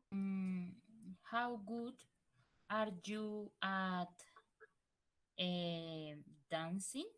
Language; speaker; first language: English; non-native, learner; Spanish